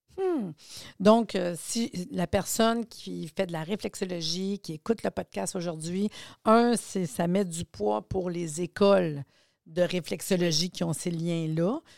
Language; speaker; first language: French; native; French